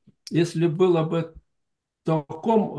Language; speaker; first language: Russian; non-native, fluent; Lithuanian